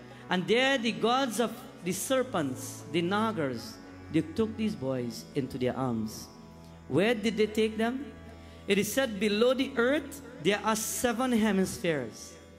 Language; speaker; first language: English; native; English